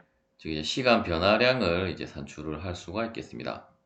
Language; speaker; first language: Korean; native; Korean